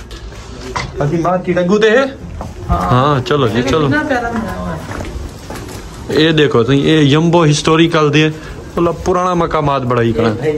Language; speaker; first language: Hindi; non-native, local second language; Saraiki